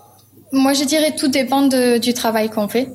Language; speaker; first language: French; non-native, fluent; German